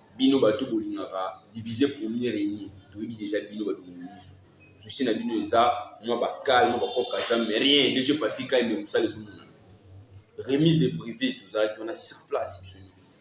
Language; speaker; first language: Lingala; native; Lingala